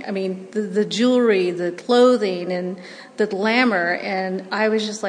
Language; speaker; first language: English; early bilingual, other home language; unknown